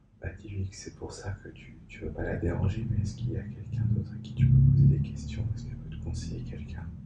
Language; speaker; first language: French; native; French